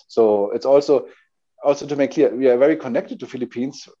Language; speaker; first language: English; non-native, fluent; German